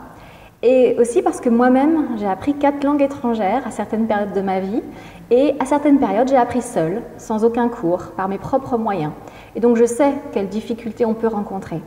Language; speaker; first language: French; native; French